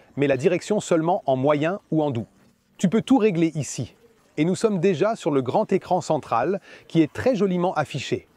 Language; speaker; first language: French; non-native, fluent; German